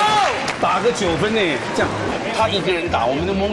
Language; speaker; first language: Chinese; native; Chinese